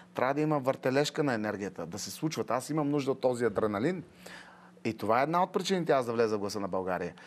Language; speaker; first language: Bulgarian; native; Bulgarian